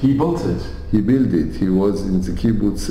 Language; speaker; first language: English; non-native, learner; Hebrew